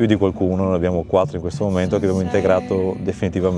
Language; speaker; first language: Italian; native; Italian